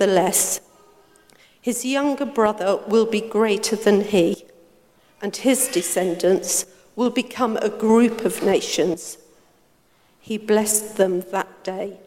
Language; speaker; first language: English; native; English